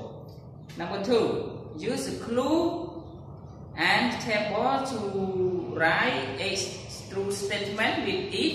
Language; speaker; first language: English; non-native, learner; Khmer